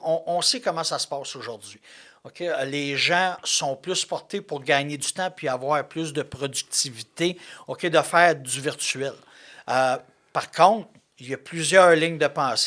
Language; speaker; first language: French; native; French